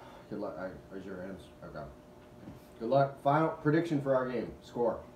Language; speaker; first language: English; native; English